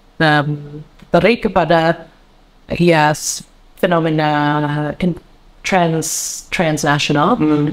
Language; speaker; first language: Indonesian; non-native, learner; English